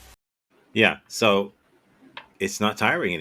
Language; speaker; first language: English; native; English